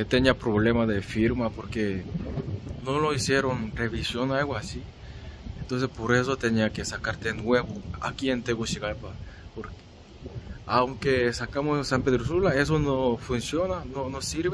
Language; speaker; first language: Spanish; non-native, learner; Korean